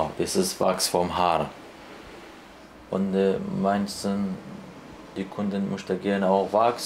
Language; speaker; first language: German; non-native, learner; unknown